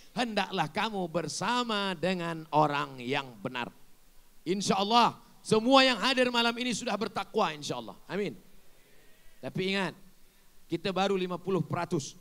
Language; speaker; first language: Malay; native; Malay